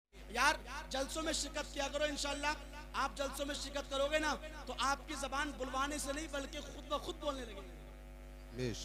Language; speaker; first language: Hindi; native; Hindi